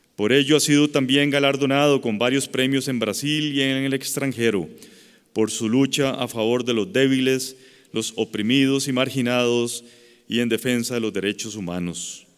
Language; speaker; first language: Spanish; native; Spanish